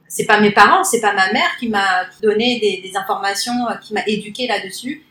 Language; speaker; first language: French; early bilingual, other home language; Cantonese